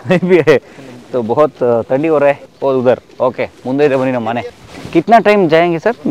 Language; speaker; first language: Hindi; non-native, local second language; Kannada